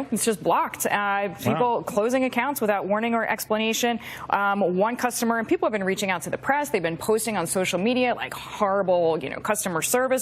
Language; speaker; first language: English; native; English